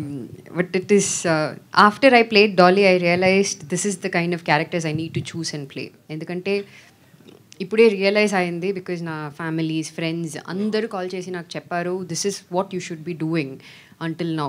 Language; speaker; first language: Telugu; non-native, fluent; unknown